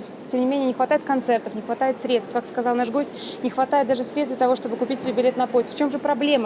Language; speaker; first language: Russian; native; Russian